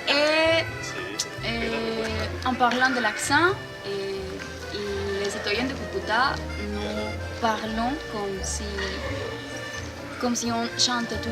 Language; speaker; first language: French; non-native, learner; Spanish